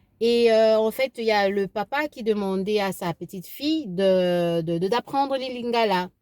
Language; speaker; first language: French; non-native, local second language; Lingala